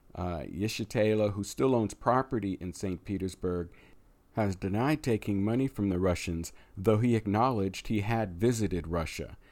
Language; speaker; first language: English; native; English